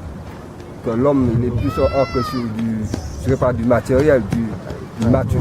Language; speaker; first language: French; native; French